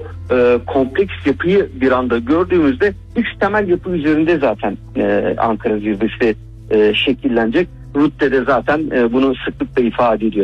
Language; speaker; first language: Turkish; native; Turkish